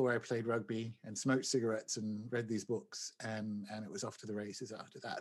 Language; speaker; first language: English; native; English